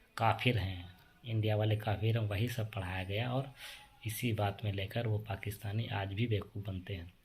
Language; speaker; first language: Hindi; native; Hindi